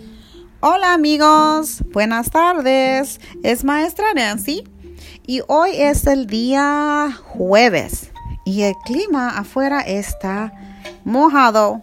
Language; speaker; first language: Spanish; early bilingual, heritage; Spanish